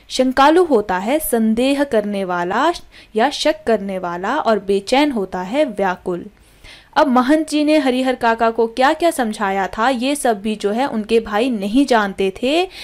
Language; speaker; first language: Hindi; native; Hindi